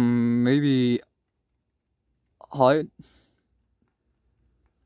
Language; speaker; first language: English; non-native, learner; Korean